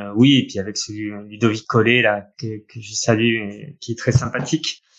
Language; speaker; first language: French; native; French